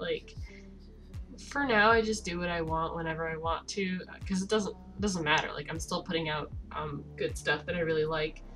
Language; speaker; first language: English; native; English